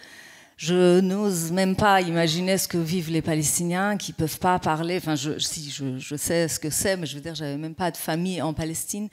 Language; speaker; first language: French; non-native, fluent; Persian